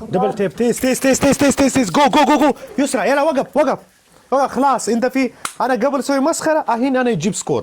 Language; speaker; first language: Arabic; non-native, learner; Pashto